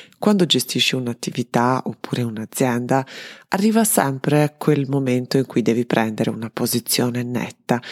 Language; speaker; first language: Italian; non-native, fluent; Serbian